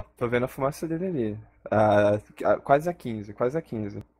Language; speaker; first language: Portuguese; native; Portuguese